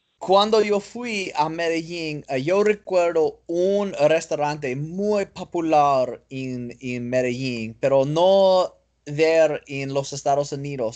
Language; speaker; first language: Spanish; non-native, learner; English